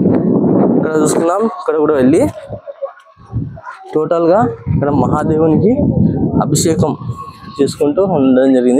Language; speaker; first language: Telugu; native; Telugu